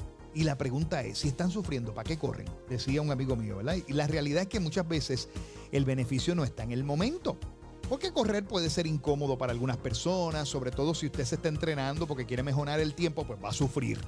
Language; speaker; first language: Spanish; native; Spanish